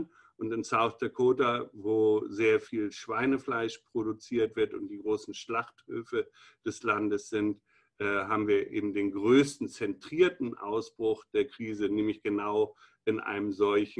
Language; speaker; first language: German; native; German